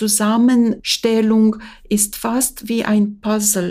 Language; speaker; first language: German; non-native, fluent; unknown